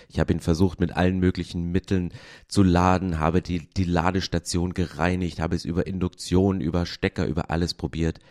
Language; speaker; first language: German; native; German